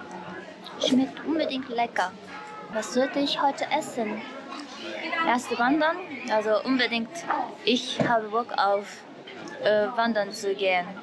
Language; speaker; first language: German; non-native, learner; Japanese